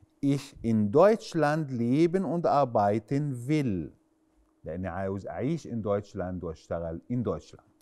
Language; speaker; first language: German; non-native, fluent; Arabic